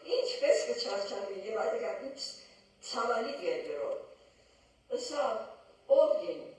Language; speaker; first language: Armenian; early bilingual, heritage; Armenian